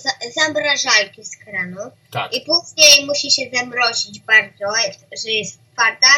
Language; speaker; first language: Polish; early bilingual, heritage; Polish